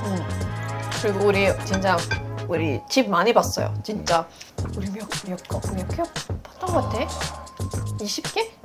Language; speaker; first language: Korean; non-native, fluent; Swedish